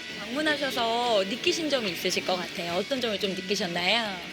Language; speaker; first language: Korean; native; Korean